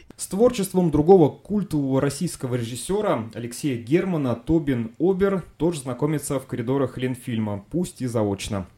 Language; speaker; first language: Russian; native; Russian